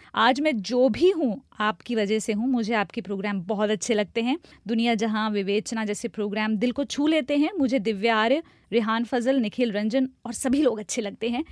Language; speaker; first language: Hindi; native; Hindi